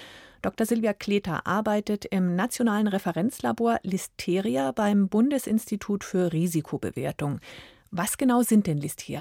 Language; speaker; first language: German; native; German